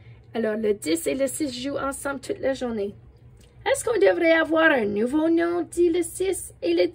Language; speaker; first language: French; non-native, fluent; English